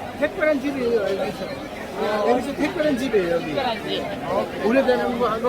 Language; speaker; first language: Korean; non-native, learner; Bangla